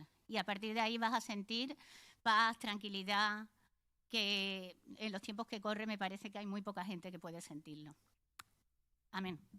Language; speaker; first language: Spanish; native; Spanish